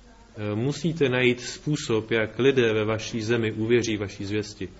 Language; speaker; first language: Czech; native; Czech